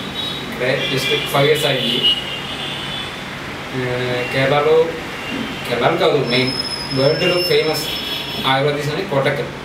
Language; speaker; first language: Telugu; non-native, learner; Malayalam